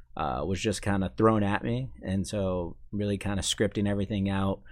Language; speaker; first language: English; native; English